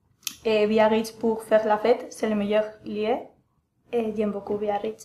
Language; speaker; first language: French; non-native, learner; Spanish